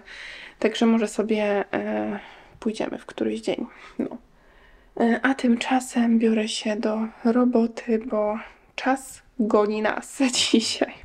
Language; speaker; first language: Polish; native; Polish